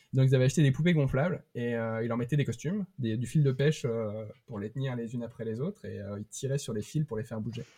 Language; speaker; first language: French; native; French